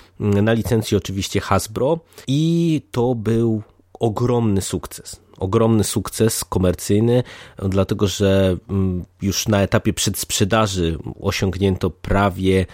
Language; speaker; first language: Polish; native; Polish